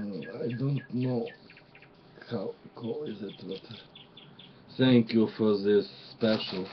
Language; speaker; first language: English; non-native, learner; Russian